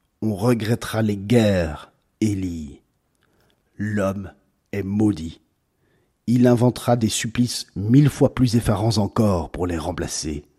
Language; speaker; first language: French; native; French